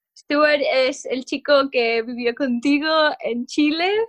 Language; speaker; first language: Spanish; non-native, local second language; Catalan